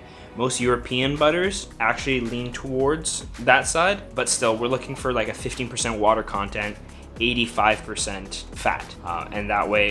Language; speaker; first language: English; native; English